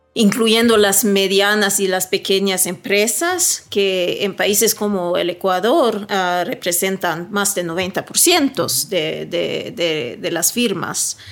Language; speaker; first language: Spanish; early bilingual, heritage; Swedish